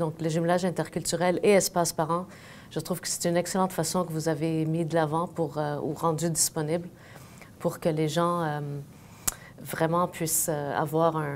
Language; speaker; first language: French; native; French